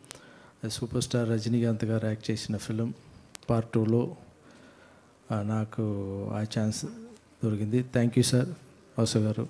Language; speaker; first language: Telugu; non-native, fluent; Tamil